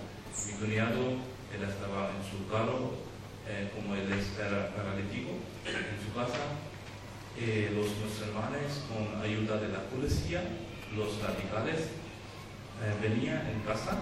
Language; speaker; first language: Spanish; non-native, learner; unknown